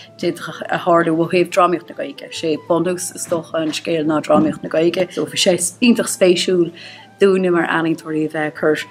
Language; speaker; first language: Irish; native; Irish